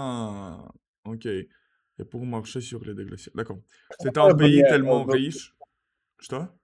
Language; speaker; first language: French; non-native, learner; Russian